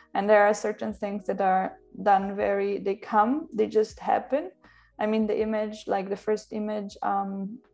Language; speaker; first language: English; non-native, fluent; Italian